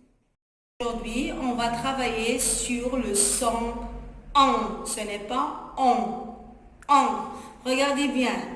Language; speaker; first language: French; non-native, local second language; Arabic